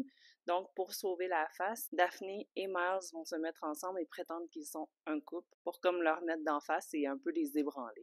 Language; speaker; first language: French; native; French